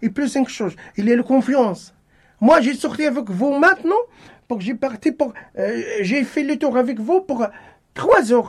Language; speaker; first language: French; non-native, learner; Arabic